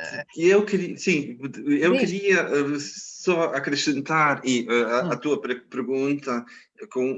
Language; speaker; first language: Portuguese; non-native, fluent; Croatian